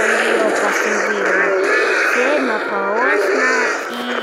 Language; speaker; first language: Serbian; early bilingual, heritage; Serbian